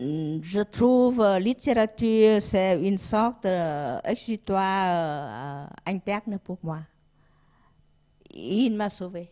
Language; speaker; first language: French; non-native, learner; Vietnamese